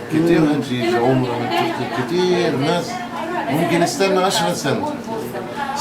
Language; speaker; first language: Arabic; non-native, learner; Turkish